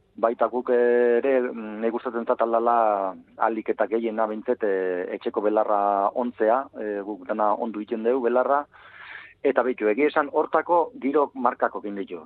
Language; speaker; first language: Basque; native; Basque